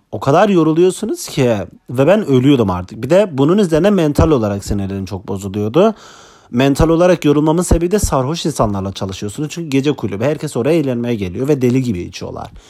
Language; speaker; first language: Turkish; native; Turkish